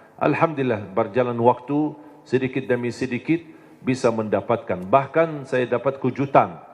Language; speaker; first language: Indonesian; non-native, fluent; Arabic